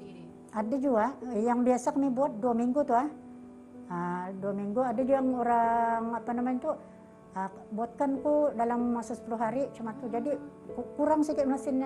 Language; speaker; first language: Malay; native; Malay